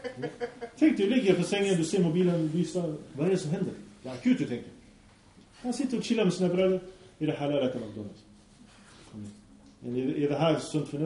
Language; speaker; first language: Swedish; early bilingual, other home language; Arabic